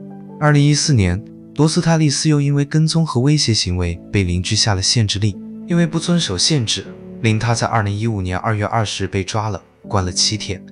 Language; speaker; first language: Chinese; native; Chinese